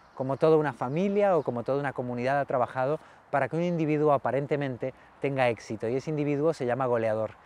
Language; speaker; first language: Spanish; native; Spanish